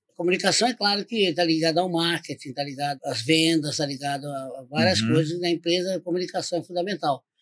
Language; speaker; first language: Portuguese; native; Portuguese